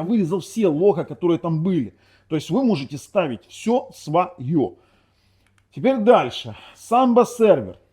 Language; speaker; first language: Russian; non-native, local second language; Ukrainian